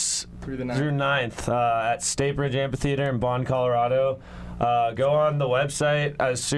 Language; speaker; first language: English; native; English